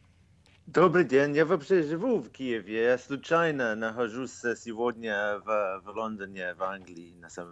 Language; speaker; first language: Russian; non-native, fluent; English